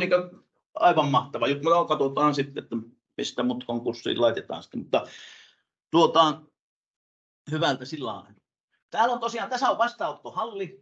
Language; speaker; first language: Finnish; native; Finnish